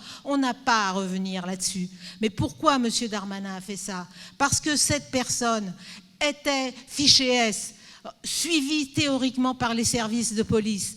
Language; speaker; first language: French; native; French